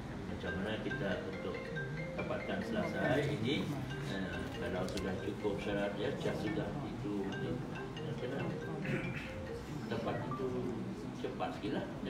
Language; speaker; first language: Indonesian; non-native, learner; Khmer